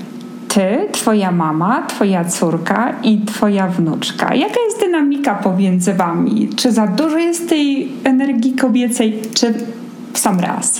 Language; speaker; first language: Polish; native; Polish